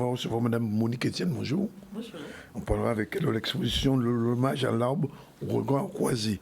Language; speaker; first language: French; native; French